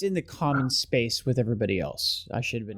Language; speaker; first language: English; native; English